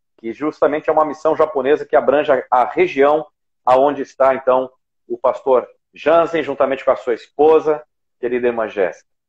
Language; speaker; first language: Portuguese; native; Portuguese